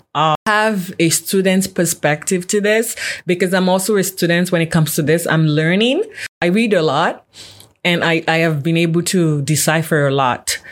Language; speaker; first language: English; non-native, local second language; Yoruba